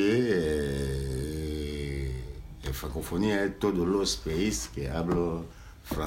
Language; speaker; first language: Spanish; non-native, learner; Lingala